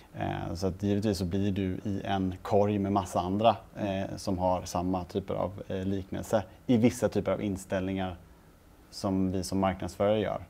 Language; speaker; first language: Swedish; native; Swedish